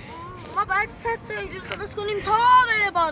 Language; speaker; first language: Persian; native; Persian